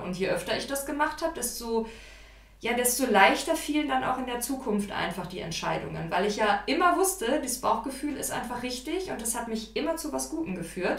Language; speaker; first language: German; native; German